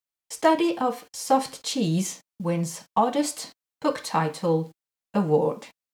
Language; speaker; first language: English; non-native, fluent; French